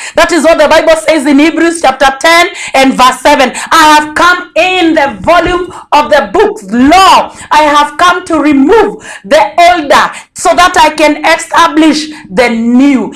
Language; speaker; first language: English; non-native, local second language; Swahili